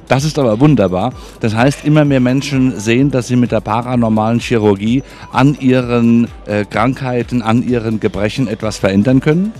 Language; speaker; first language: German; native; German